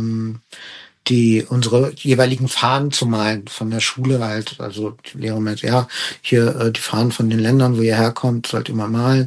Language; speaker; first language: German; early bilingual, other home language; Persian